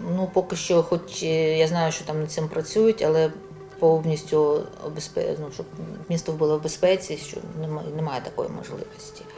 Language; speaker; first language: Ukrainian; non-native, local second language; Russian